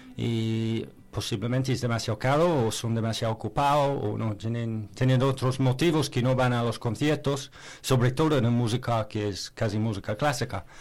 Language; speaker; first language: Spanish; non-native, learner; English